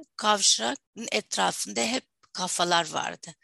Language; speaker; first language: Turkish; non-native, fluent; Arabic